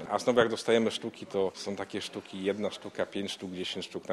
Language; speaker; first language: Polish; native; Polish